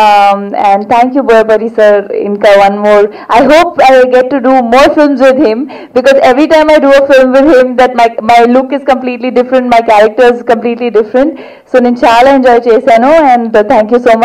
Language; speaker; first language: Telugu; non-native, local second language; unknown